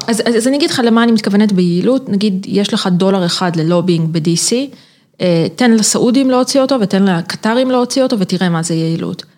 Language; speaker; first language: Hebrew; native; Hebrew